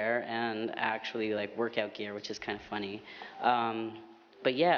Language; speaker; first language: English; native; English